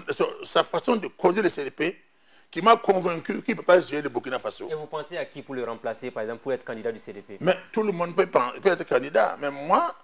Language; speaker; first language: French; non-native, local second language; Mossi